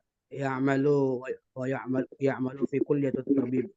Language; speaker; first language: Arabic; non-native, learner; Indonesian